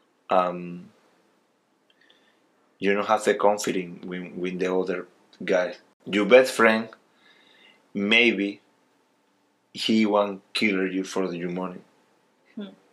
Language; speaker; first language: English; non-native, learner; Spanish